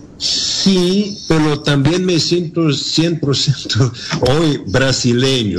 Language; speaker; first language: Spanish; non-native, learner; Bulgarian